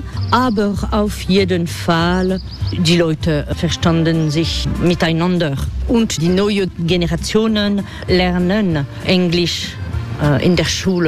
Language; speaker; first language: German; non-native, fluent; French